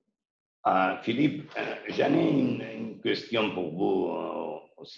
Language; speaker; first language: French; non-native, learner; Spanish